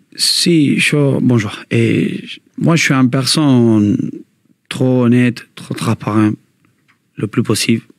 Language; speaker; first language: French; non-native, learner; Spanish